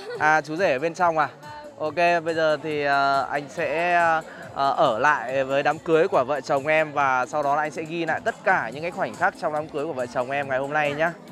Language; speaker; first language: Vietnamese; native; Vietnamese